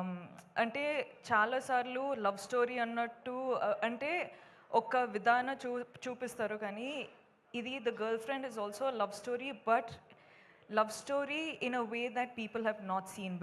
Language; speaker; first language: Telugu; non-native, local second language; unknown